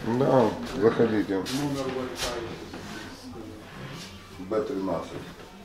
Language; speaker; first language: Russian; native; Russian